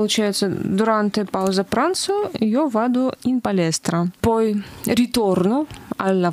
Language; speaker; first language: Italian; non-native, learner; Russian